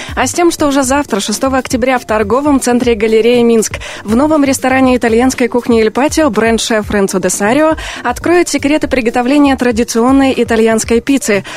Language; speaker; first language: Russian; native; Russian